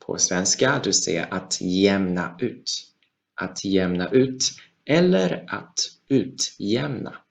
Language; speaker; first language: Swedish; non-native, fluent; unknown